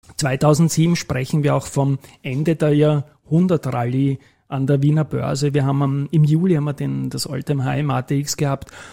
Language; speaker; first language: German; native; German